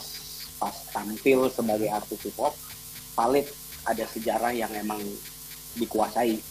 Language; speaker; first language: Indonesian; native; Indonesian